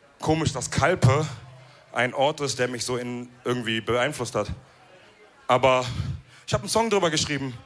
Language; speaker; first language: German; early bilingual, other home language; Wolof